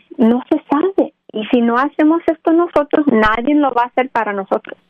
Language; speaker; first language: Spanish; early bilingual, other home language; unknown